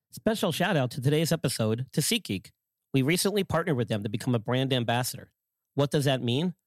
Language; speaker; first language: English; native; English